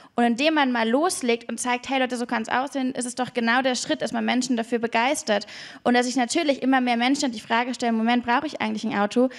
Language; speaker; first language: German; native; German